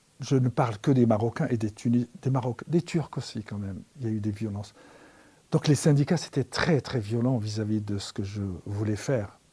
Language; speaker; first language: French; non-native, local second language; Arabic